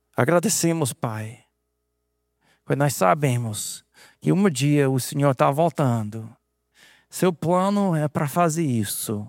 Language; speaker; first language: Portuguese; non-native, fluent; English